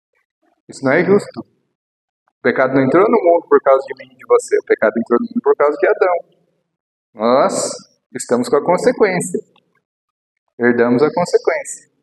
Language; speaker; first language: Portuguese; native; Portuguese